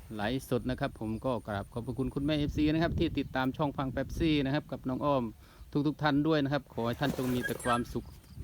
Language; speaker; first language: Thai; non-native, local second language; Northern Khmer